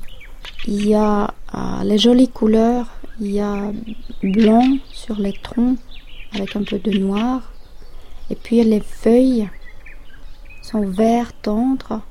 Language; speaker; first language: French; non-native, fluent; Finnish